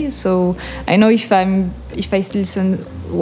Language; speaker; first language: English; non-native, learner; French